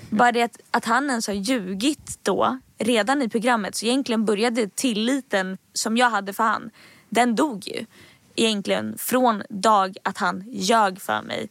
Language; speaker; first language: Swedish; native; Swedish